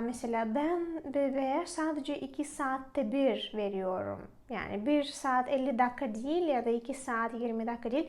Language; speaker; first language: Turkish; non-native, fluent; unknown